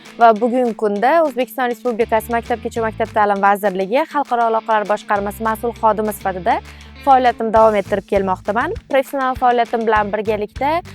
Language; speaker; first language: Uzbek; native; Uzbek